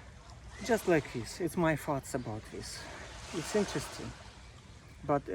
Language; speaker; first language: English; non-native, learner; Russian